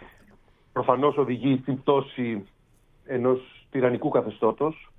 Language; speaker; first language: Greek; native; Greek